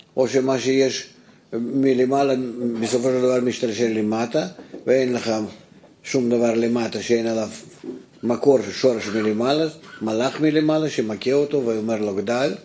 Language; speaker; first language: Hebrew; non-native, fluent; Russian